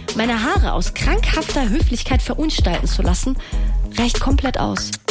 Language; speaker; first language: German; native; German